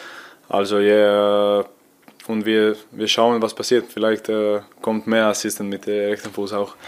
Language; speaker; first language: German; non-native, learner; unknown